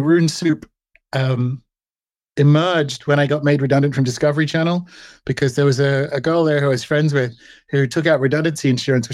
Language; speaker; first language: English; native; English